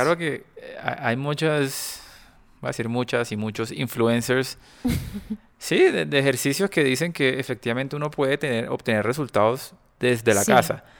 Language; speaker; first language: Spanish; native; Spanish